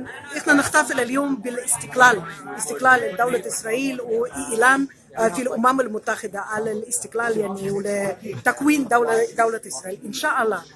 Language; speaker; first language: Arabic; non-native, learner; Hebrew